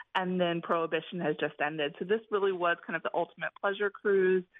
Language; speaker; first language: English; native; English